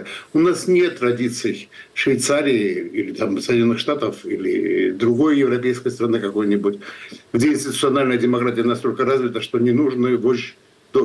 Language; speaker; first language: Russian; non-native, fluent; Georgian